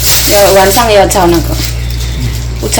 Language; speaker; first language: Chinese; non-native, learner; Indonesian